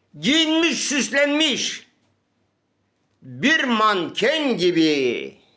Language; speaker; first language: Turkish; native; Turkish